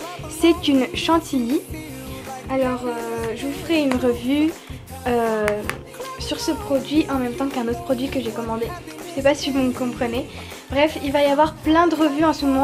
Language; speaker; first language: French; native; French